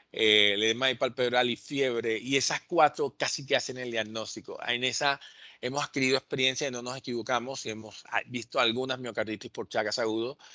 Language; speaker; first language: Spanish; native; Spanish